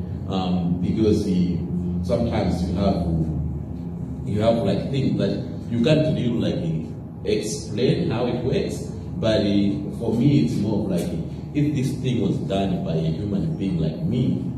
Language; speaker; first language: English; non-native, local second language; Nyanja